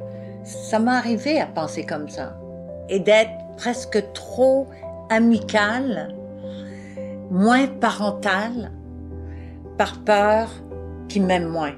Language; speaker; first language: French; native; French